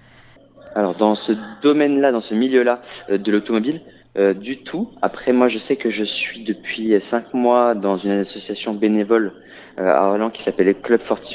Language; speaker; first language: French; native; French